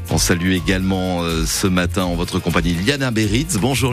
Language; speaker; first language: French; native; French